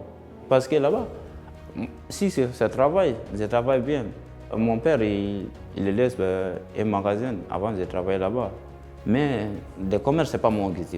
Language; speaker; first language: French; non-native, learner; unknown